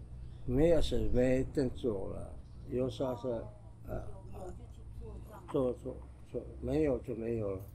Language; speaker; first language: Chinese; non-native, local second language; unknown